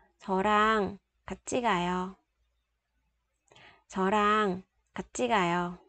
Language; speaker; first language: Korean; non-native, fluent; Vietnamese